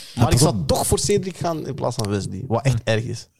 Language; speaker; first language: Dutch; early bilingual, other home language; Lingala